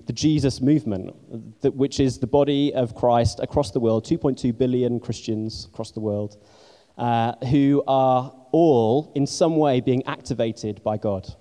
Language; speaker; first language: English; native; English